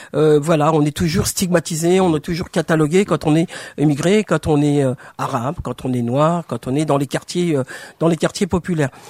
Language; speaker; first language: French; native; French